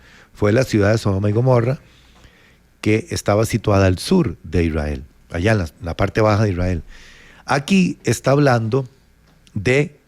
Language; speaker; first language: Spanish; native; Spanish